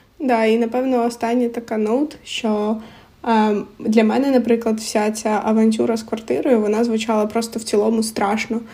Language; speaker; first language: Ukrainian; non-native, local second language; Russian